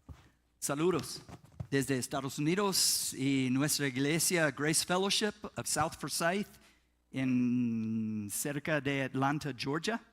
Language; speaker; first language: Spanish; non-native, learner; English